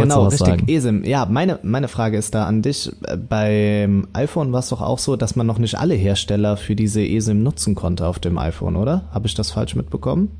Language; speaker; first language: German; native; German